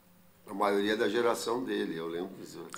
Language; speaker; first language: Portuguese; native; Portuguese